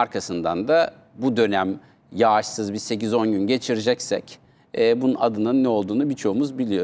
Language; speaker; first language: Turkish; native; Turkish